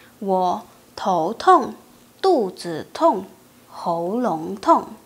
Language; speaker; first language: Chinese; non-native, fluent; Indonesian